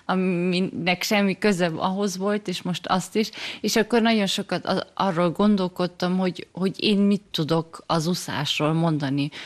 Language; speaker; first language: Hungarian; early bilingual, heritage; German